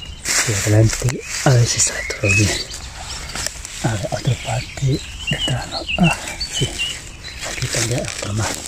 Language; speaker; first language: Spanish; non-native, learner; Chinese